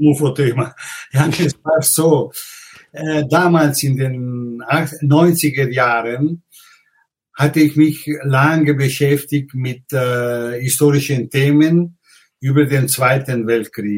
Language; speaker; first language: German; non-native, fluent; Italian